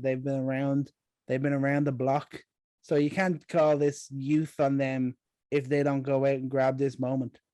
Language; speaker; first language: English; native; English